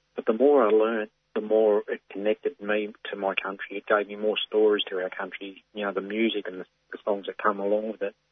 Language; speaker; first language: English; native; English